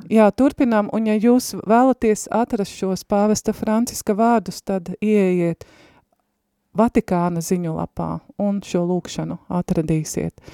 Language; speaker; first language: Latvian; native; Latvian